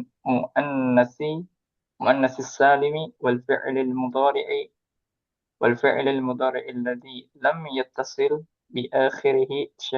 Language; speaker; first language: Arabic; non-native, learner; Indonesian